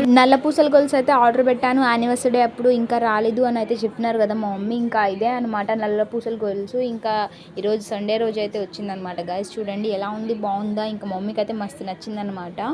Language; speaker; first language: Telugu; native; Telugu